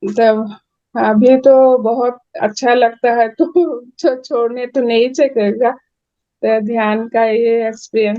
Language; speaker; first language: Hindi; non-native, local second language; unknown